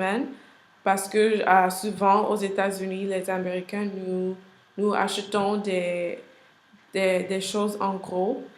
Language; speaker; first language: French; non-native, learner; English